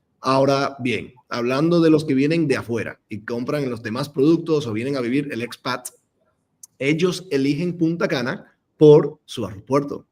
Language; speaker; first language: Spanish; non-native, fluent; English